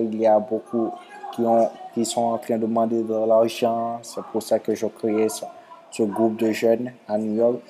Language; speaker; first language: French; non-native, local second language; Haitian Creole